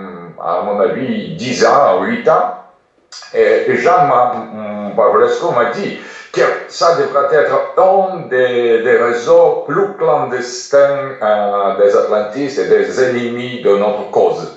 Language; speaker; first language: French; non-native, fluent; Russian